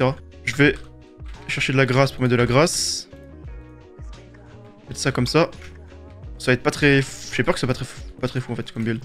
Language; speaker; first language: French; native; French